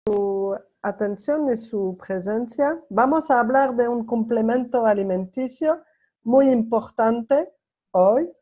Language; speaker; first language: Spanish; non-native, learner; French